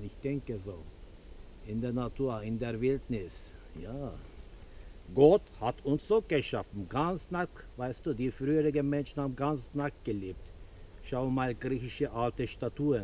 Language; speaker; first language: German; non-native, fluent; Turkish